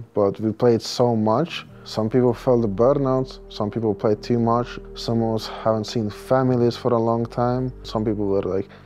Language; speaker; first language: English; non-native, fluent; Russian